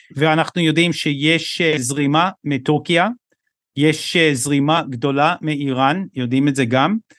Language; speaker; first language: Hebrew; non-native, fluent; English